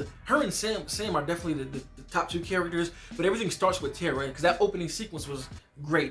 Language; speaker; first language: English; native; English